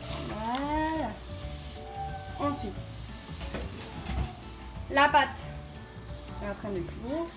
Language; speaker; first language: French; native; French